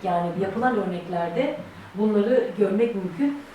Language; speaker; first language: Turkish; native; Turkish